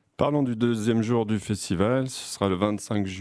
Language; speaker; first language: French; native; French